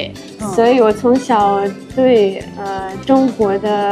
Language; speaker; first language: Chinese; non-native, fluent; Russian